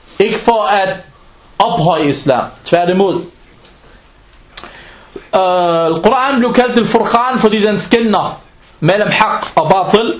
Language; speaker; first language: Danish; non-native, local second language; Arabic